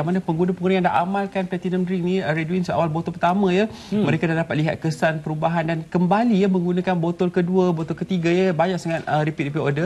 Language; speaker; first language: Malay; native; Malay